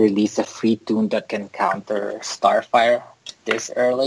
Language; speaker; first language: English; non-native, local second language; Filipino